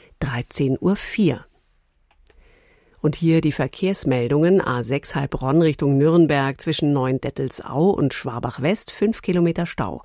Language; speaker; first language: German; native; German